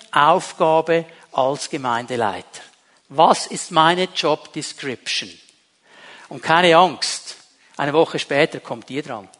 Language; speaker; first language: German; native; German